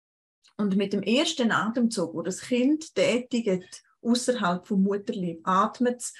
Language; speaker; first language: German; native; German